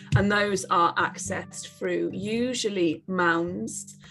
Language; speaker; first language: English; native; English